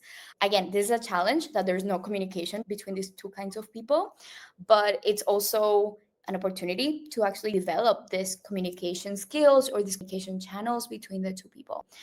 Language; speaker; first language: English; non-native, local second language; Spanish